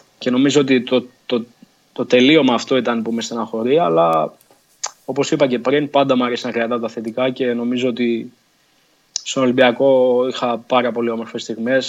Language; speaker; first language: Greek; early bilingual, other home language; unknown